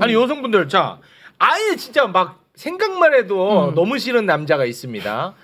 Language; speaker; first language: Korean; native; Korean